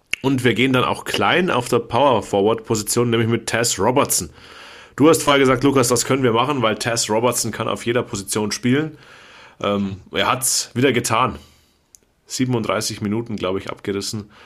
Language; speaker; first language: German; native; German